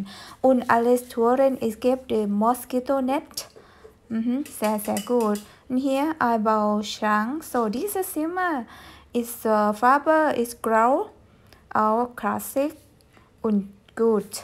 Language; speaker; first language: German; non-native, fluent; Thai